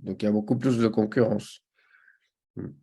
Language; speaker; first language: French; non-native, fluent; Spanish